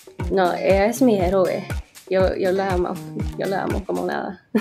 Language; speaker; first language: Spanish; early bilingual, other home language; English